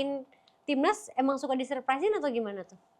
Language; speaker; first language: Indonesian; native; Indonesian